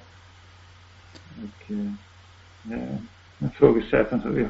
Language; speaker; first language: Swedish; non-native, learner; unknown